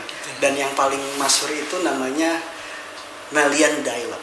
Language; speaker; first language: Indonesian; native; Indonesian